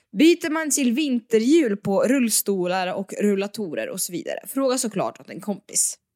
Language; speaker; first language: Swedish; native; Swedish